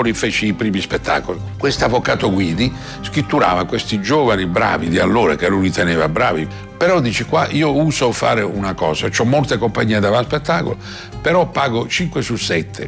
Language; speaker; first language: Italian; native; Italian